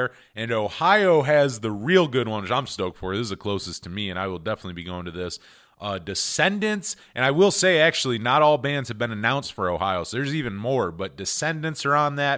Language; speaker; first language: English; native; English